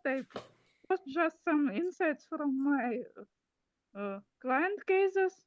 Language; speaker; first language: English; non-native, fluent; Russian